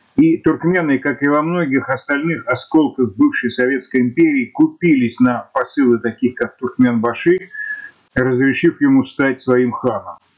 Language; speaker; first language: Russian; native; Russian